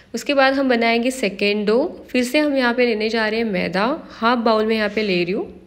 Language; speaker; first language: Hindi; non-native, local second language; Marathi